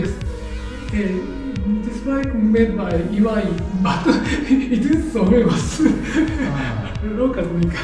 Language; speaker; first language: English; non-native, learner; Japanese